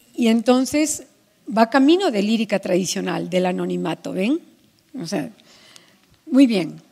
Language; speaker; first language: Spanish; native; Spanish